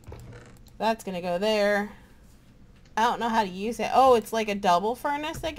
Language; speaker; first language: English; native; English